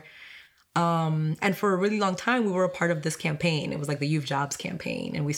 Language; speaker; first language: English; non-native, fluent; Spanish